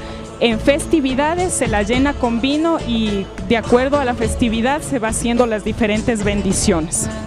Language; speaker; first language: Spanish; native; Spanish